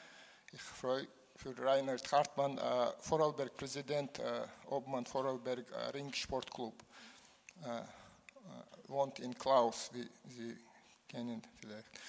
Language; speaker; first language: German; non-native, learner; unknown